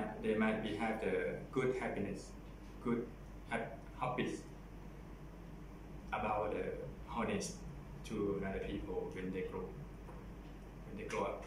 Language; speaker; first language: English; non-native, learner; Thai